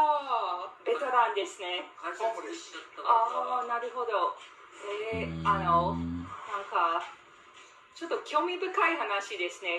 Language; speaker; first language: Japanese; non-native, fluent; English